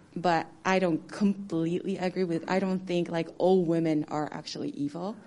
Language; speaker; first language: English; non-native, fluent; Japanese